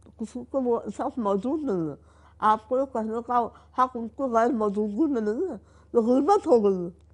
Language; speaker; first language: Urdu; native; Urdu